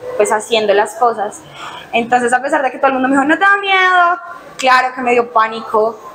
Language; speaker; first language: Spanish; native; Spanish